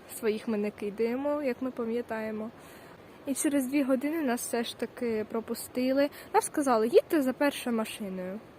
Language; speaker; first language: Ukrainian; native; Ukrainian